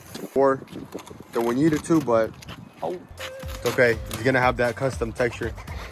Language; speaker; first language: English; native; English